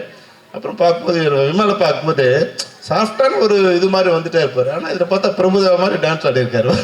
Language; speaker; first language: Tamil; native; Tamil